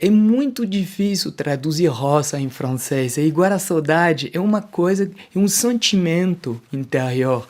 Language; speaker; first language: Portuguese; non-native, fluent; French